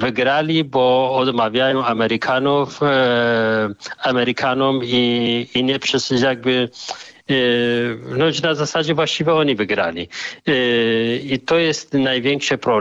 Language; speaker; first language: Polish; non-native, fluent; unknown